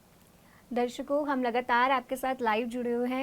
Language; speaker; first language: Hindi; native; Hindi